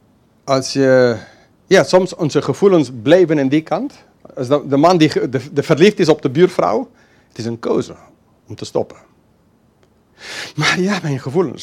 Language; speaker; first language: Dutch; non-native, fluent; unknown